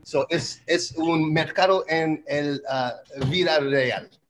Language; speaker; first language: Spanish; non-native, learner; English